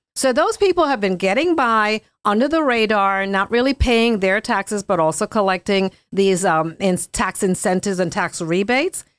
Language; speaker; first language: English; native; English